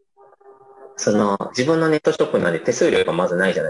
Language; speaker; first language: Japanese; native; Japanese